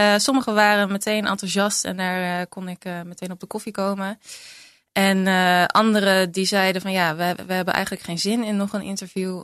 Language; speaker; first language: Dutch; native; Dutch